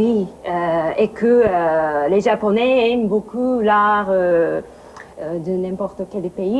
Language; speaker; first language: French; non-native, fluent; Japanese